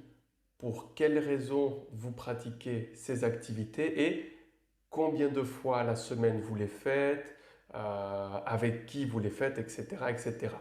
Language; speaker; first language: French; native; French